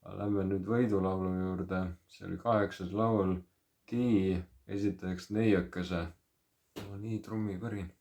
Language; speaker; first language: Estonian; native; Estonian